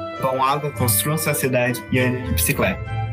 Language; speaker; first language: Portuguese; native; Portuguese